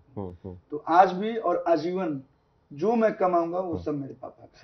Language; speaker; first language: Hindi; native; Hindi